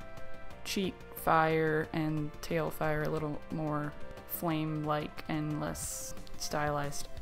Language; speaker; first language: English; native; English